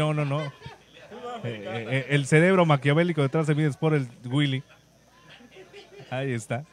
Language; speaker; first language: Spanish; native; Spanish